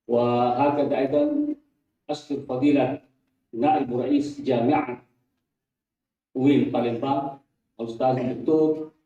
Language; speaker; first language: Arabic; non-native, fluent; Indonesian